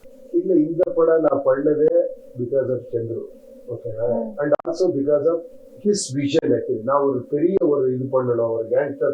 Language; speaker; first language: Tamil; non-native, learner; Kannada